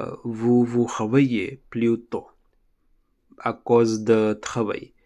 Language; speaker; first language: French; non-native, learner; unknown